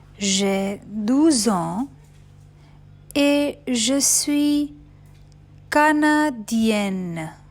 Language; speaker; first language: French; non-native, fluent; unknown